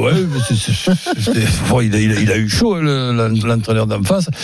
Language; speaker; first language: French; native; French